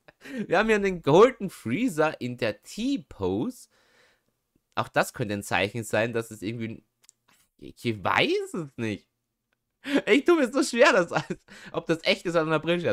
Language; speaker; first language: German; native; German